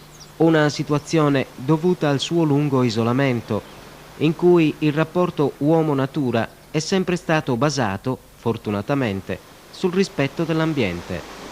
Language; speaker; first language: Italian; native; Italian